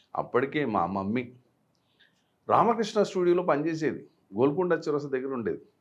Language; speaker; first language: Telugu; non-native, local second language; Hindi